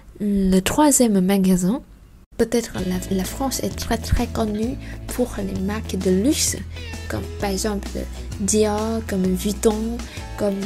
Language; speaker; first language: French; non-native, fluent; Vietnamese